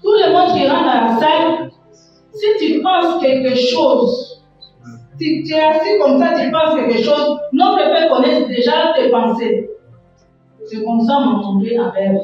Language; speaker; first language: French; non-native, local second language; Kongo